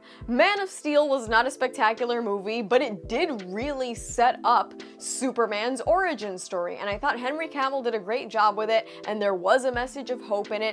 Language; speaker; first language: English; native; English